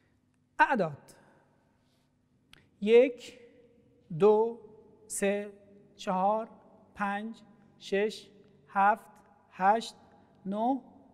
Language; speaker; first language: Persian; non-native, fluent; Arabic